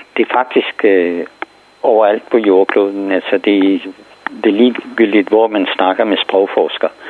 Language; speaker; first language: Danish; non-native, fluent; Urdu